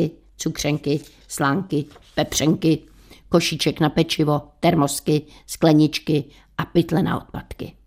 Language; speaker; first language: Czech; native; Czech